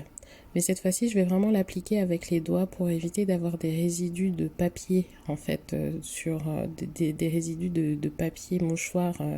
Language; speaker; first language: French; native; French